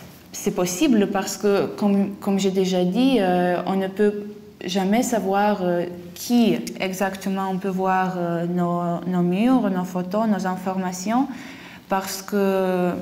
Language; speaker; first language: French; non-native, fluent; Lithuanian